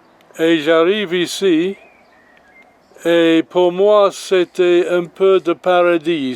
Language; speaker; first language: French; non-native, learner; English